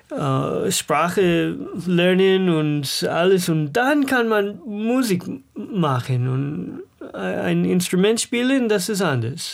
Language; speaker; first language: German; non-native, learner; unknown